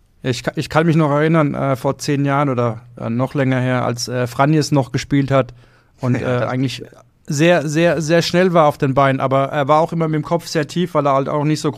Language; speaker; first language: German; native; German